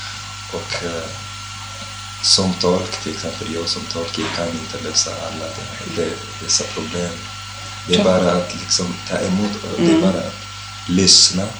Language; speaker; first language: Swedish; non-native, fluent; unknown